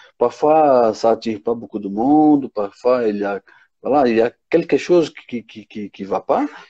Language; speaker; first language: French; non-native, fluent; Portuguese